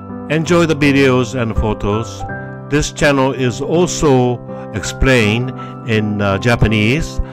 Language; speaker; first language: English; non-native, fluent; Japanese